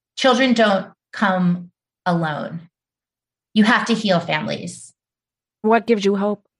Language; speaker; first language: English; native; English